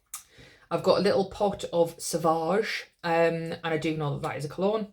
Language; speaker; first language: English; native; English